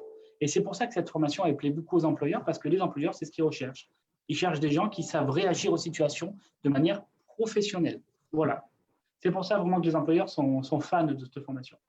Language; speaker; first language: French; native; French